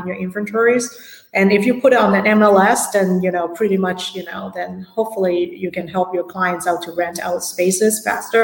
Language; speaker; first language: English; non-native, local second language; Cantonese